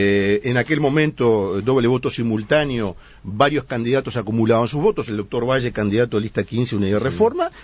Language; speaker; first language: Spanish; native; Spanish